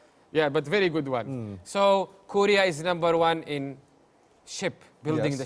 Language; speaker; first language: English; non-native, learner; Arabic